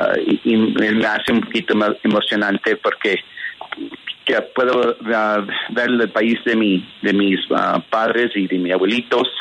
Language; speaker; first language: Spanish; early bilingual, heritage; Spanish